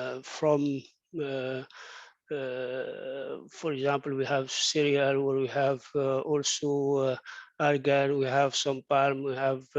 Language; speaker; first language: English; non-native, fluent; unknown